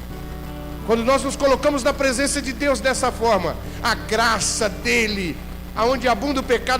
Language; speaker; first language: Portuguese; native; Portuguese